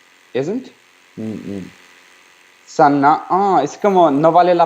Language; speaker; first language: French; non-native, learner; Ukrainian